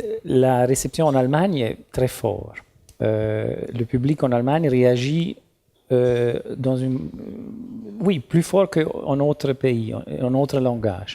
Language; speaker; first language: French; non-native, learner; German